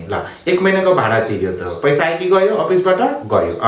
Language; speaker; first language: Nepali; native; Nepali